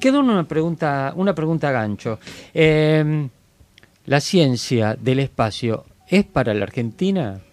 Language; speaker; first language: Spanish; native; Spanish